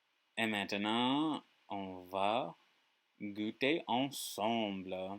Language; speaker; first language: French; non-native, learner; English